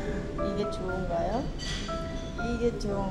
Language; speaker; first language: Korean; non-native, learner; Filipino